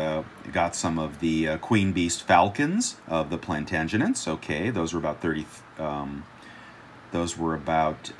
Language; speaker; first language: English; native; English